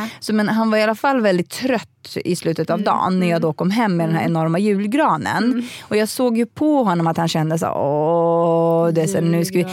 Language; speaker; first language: Swedish; early bilingual, other home language; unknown